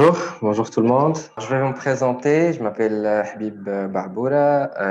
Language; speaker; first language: French; non-native, local second language; Arabic